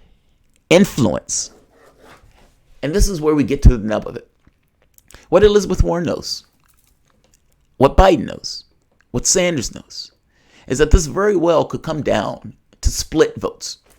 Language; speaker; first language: English; native; English